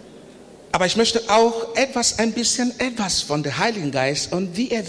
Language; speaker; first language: German; non-native, learner; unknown